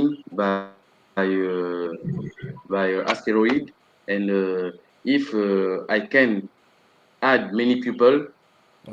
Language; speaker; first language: English; non-native, learner; French